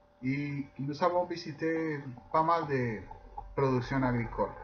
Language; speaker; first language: French; non-native, fluent; Spanish